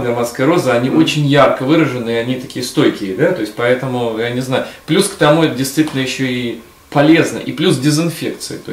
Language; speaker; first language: Russian; native; Russian